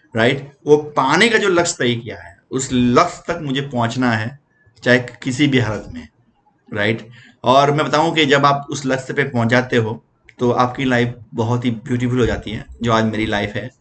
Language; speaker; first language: Hindi; non-native, local second language; Gujarati